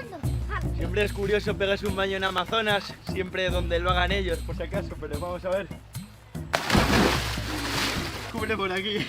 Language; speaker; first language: Spanish; native; Spanish